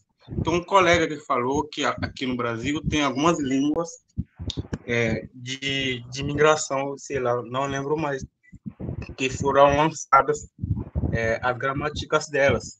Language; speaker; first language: Portuguese; non-native, fluent; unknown